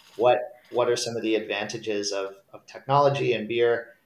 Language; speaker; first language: English; native; English